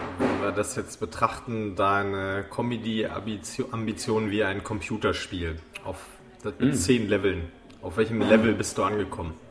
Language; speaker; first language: German; native; German